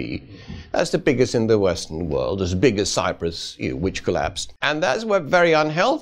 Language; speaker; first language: English; non-native, fluent; Swedish